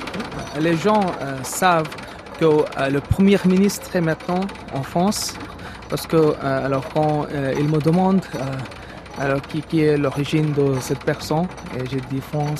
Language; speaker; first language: French; non-native, fluent; Bangla